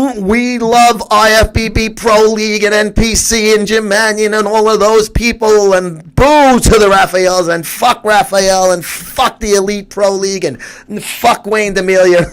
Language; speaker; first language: English; native; English